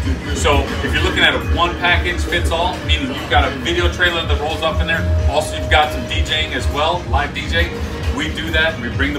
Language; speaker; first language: English; native; English